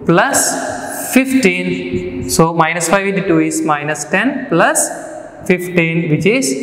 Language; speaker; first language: English; non-native, local second language; Malayalam